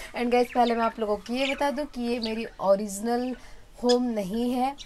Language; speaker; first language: Hindi; non-native, local second language; Odia